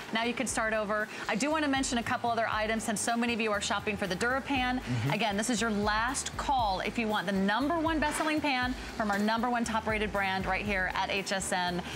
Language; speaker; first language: English; native; English